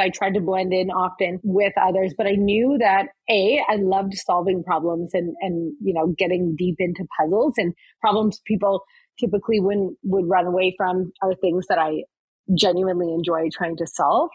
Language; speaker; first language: English; native; English